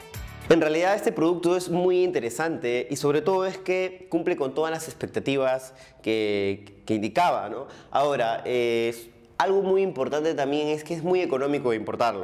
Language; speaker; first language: Spanish; native; Spanish